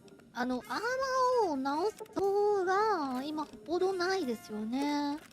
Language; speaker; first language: Japanese; non-native, fluent; Chinese